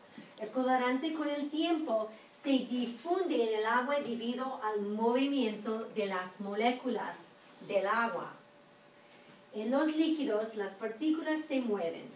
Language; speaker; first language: Spanish; non-native, fluent; English